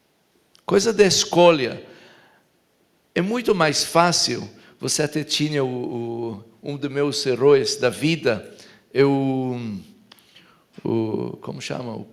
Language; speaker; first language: Portuguese; non-native, fluent; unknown